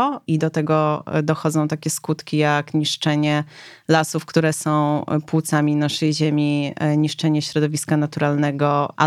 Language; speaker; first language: Polish; native; Polish